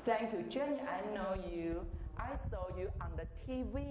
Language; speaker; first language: English; non-native, fluent; Chinese